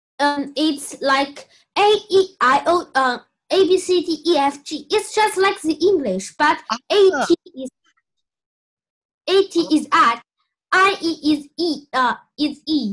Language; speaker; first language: English; non-native, learner; Chinese